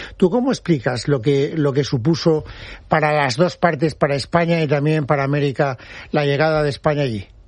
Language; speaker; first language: Spanish; native; Spanish